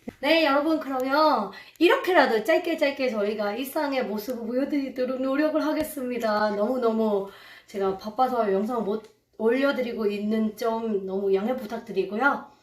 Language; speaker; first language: Korean; non-native, fluent; Burmese